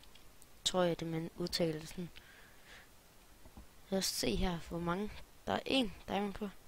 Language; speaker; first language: Danish; native; Danish